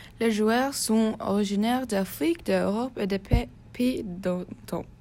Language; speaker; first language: French; non-native, learner; Norwegian